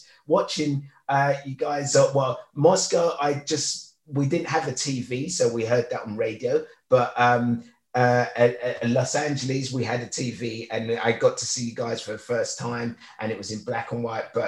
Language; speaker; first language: English; native; English